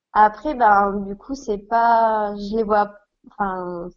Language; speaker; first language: French; native; French